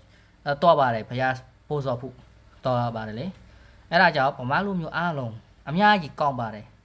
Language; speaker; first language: Burmese; non-native, learner; Khmer